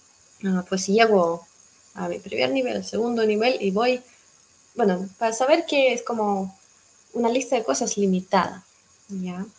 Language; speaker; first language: Spanish; non-native, fluent; Russian